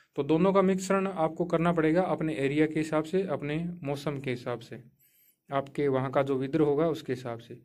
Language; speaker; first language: Hindi; native; Hindi